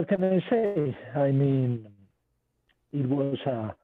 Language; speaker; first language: English; non-native, fluent; Spanish